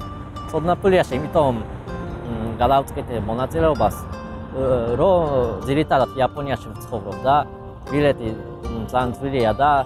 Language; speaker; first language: Georgian; non-native, fluent; Japanese